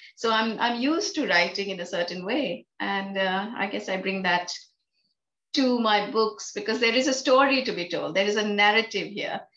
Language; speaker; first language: English; non-native, local second language; Bangla